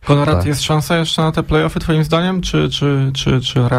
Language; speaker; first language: Polish; native; Polish